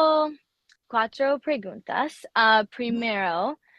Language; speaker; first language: Spanish; non-native, learner; English